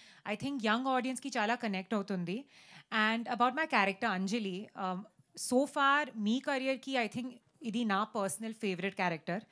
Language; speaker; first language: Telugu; non-native, learner; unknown